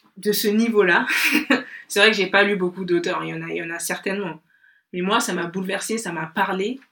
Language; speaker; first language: French; non-native, local second language; Bambara